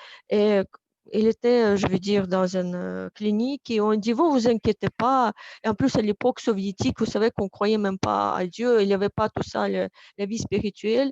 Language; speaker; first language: French; non-native, fluent; Russian